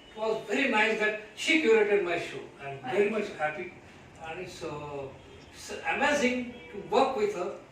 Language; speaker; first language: English; non-native, local second language; Marathi